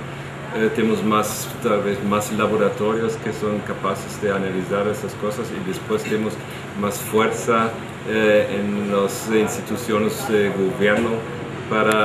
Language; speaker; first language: Spanish; non-native, fluent; German